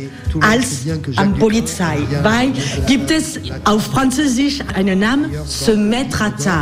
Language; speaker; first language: German; non-native, fluent; French